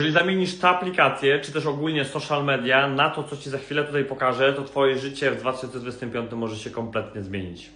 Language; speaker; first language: Polish; native; Polish